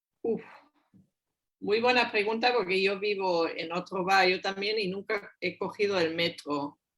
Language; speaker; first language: Spanish; non-native, fluent; German